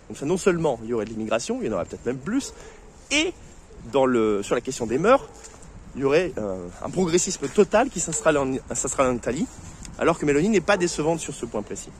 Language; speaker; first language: French; native; French